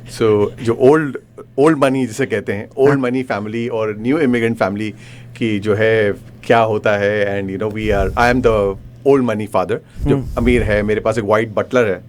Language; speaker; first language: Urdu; native; Urdu